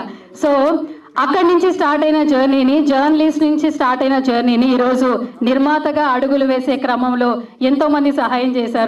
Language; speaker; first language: Telugu; native; Telugu